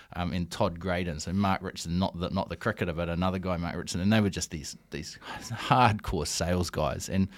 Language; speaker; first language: English; native; English